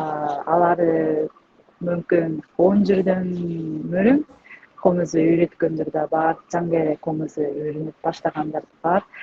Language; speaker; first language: Kyrgyz; non-native, learner; Japanese